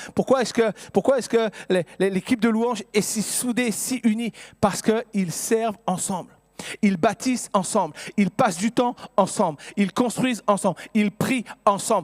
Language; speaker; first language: French; native; French